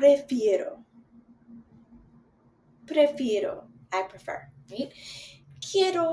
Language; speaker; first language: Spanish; non-native, fluent; English